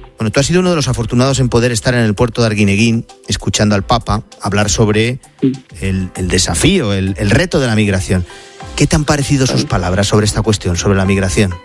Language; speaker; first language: Spanish; native; Spanish